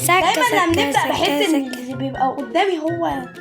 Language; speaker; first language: Arabic; native; Arabic